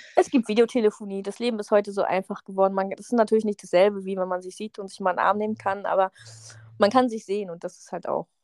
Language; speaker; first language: German; native; German